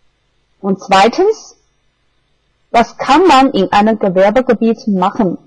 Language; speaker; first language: German; non-native, fluent; Chinese